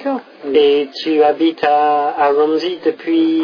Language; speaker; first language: French; non-native, fluent; English